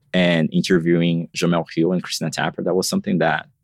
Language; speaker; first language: English; non-native, fluent; Portuguese